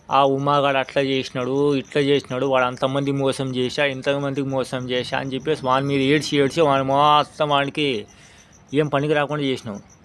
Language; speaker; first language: Telugu; non-native, local second language; Urdu